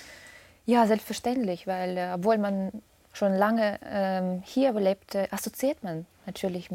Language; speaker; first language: German; non-native, fluent; Russian